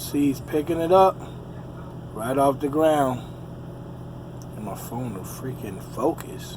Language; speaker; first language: English; native; English